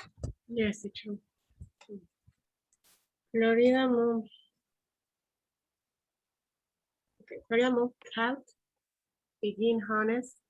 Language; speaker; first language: English; non-native, learner; Spanish